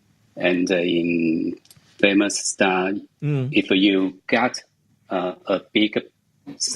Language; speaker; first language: English; non-native, learner; Chinese